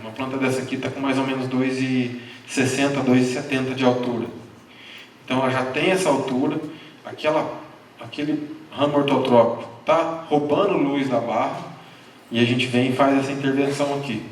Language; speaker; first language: Portuguese; native; Portuguese